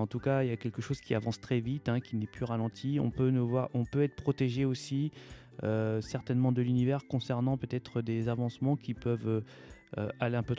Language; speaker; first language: French; native; French